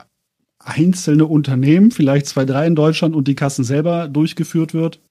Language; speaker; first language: German; native; German